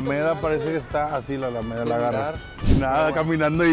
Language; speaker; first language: Spanish; native; Spanish